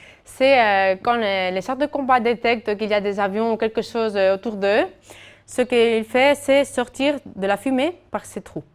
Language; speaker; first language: French; non-native, fluent; Spanish